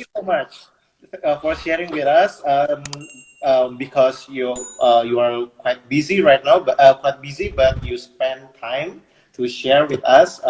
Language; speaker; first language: English; non-native, fluent; Indonesian